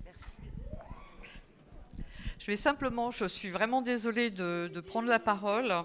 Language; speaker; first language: French; native; French